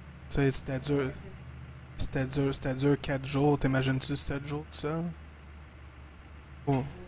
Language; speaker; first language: French; native; French